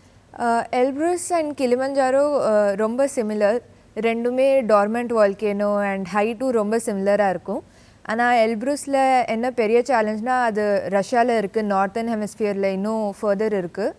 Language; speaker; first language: Tamil; early bilingual, heritage; Tamil